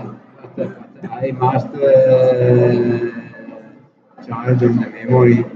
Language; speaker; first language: English; non-native, learner; Italian